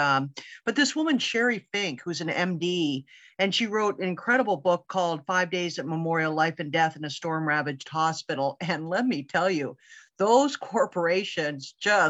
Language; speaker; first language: English; native; English